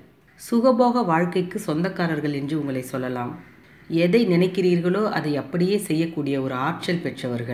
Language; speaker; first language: Tamil; native; Tamil